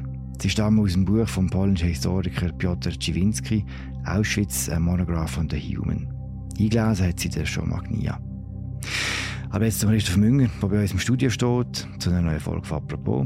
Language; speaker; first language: German; native; German